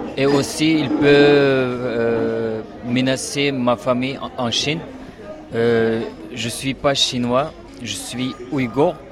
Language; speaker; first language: French; non-native, learner; Uyghur